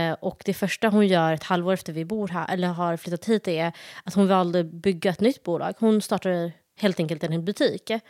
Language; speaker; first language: Swedish; early bilingual, other home language; Somali